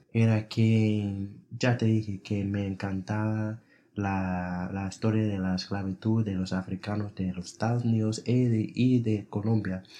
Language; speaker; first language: Spanish; non-native, fluent; English